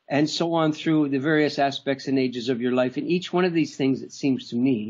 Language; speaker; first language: English; native; English